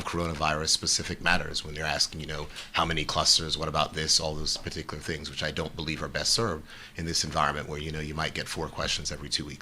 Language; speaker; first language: English; native; English